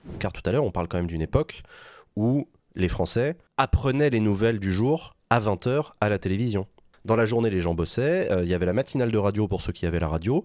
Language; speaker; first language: French; native; French